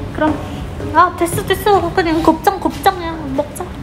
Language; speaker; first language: Korean; non-native, fluent; Indonesian